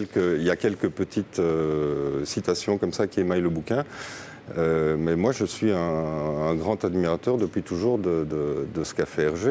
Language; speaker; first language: French; native; French